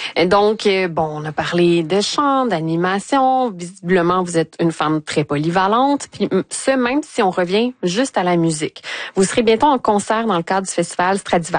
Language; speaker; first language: French; native; French